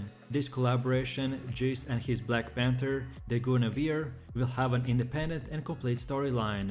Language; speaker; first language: English; non-native, fluent; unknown